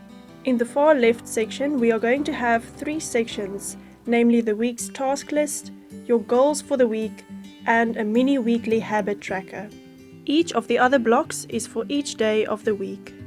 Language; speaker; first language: English; native; English